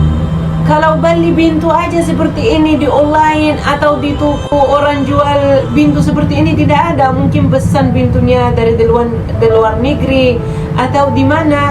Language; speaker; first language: Indonesian; non-native, fluent; Arabic